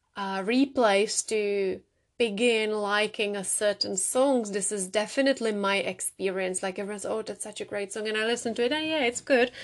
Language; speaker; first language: English; non-native, fluent; Czech